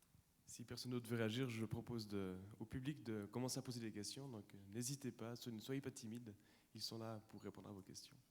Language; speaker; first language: French; native; French